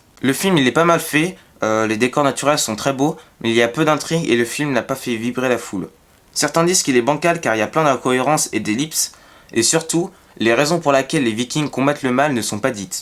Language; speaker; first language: French; native; French